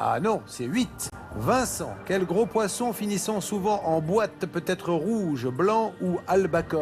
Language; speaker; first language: French; native; French